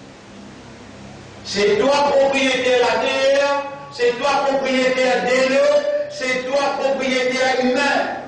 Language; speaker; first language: French; non-native, local second language; Morisyen